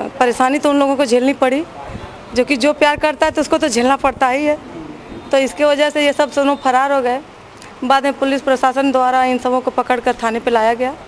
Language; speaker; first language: Hindi; native; Hindi